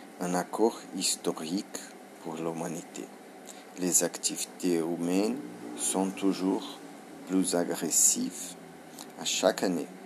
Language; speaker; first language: French; non-native, learner; Portuguese